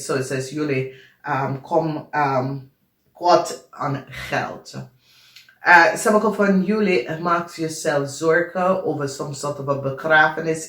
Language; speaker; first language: Dutch; non-native, learner; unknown